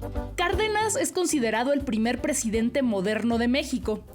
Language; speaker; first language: Spanish; native; Spanish